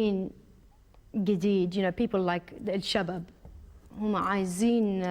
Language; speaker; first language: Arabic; early bilingual, heritage; Arabic